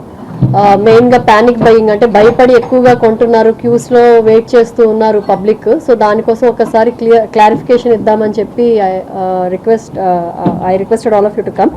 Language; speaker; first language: Telugu; native; Telugu